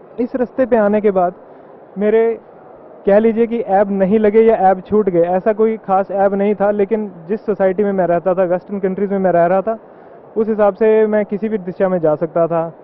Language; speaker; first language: Hindi; native; Hindi